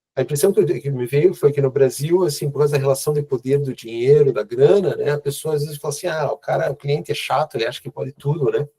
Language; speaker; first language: Portuguese; native; Portuguese